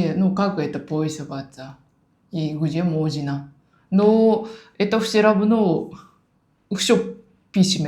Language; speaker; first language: Russian; non-native, learner; Japanese